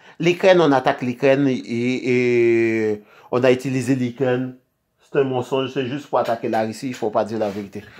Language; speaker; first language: French; non-native, local second language; Haitian Creole